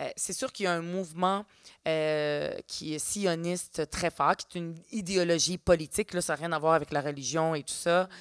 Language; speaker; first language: French; early bilingual, other home language; Arabic